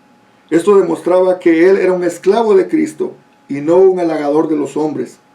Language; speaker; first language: Spanish; native; Spanish